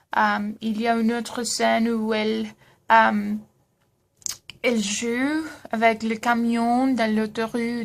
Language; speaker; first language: French; non-native, learner; Spanish